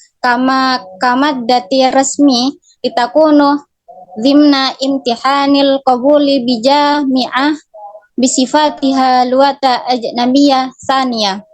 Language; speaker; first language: Arabic; non-native, learner; Indonesian